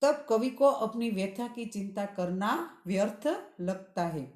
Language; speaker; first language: Hindi; non-native, local second language; Gujarati